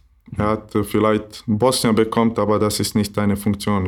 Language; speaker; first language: German; non-native, learner; Bosnian